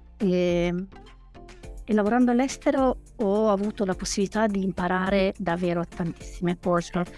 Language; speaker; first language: Italian; non-native, fluent; Hungarian